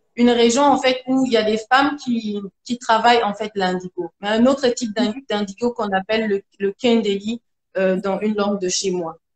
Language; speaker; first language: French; non-native, local second language; Mandingo